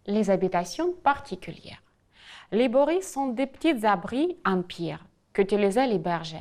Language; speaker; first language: French; non-native, fluent; Ukrainian